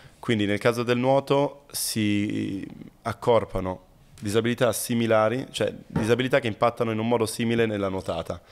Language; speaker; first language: Italian; native; Italian